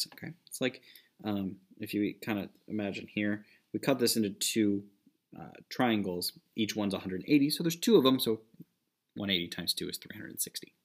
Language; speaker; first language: English; native; English